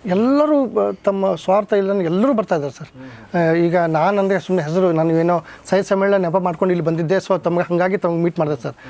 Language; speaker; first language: Kannada; native; Kannada